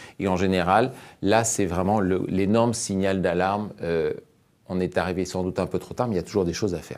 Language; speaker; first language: French; native; French